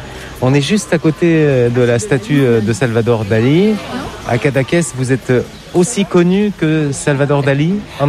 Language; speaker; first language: French; native; French